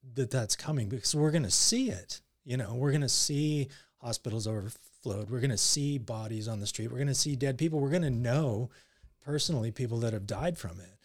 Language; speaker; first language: English; native; English